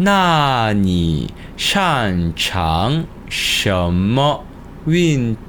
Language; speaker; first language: Chinese; non-native, fluent; Korean